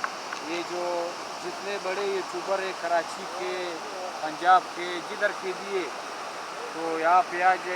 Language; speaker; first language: Hindi; non-native, local second language; Pashto